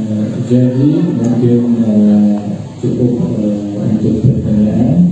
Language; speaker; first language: Indonesian; non-native, fluent; Arabic